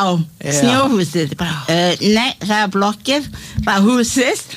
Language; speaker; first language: Icelandic; non-native, learner; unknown